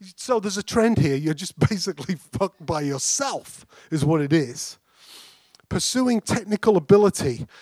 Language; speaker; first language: English; native; English